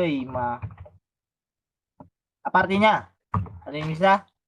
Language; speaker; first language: Indonesian; native; Indonesian